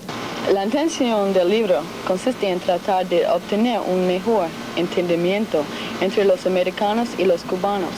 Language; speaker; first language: Spanish; non-native, learner; English